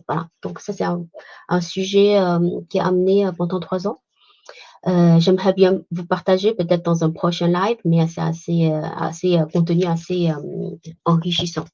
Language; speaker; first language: French; non-native, fluent; Chinese